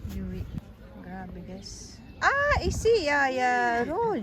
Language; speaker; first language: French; non-native, learner; Cebuano